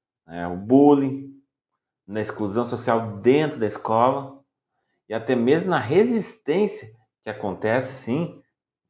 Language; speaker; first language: Portuguese; native; Portuguese